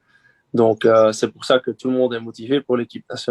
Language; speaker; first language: French; non-native, local second language; Dutch